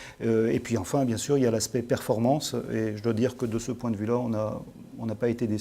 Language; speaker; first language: French; native; French